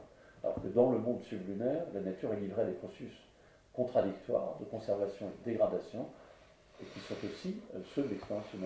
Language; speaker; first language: French; native; French